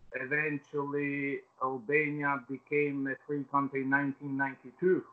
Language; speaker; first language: English; non-native, fluent; Albanian